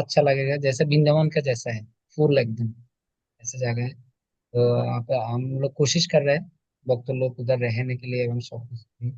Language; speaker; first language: Hindi; non-native, learner; Bangla